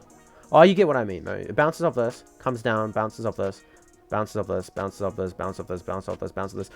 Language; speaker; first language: English; native; English